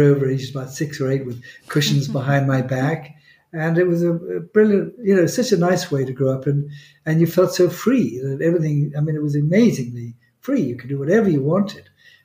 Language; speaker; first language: English; non-native, local second language; Swahili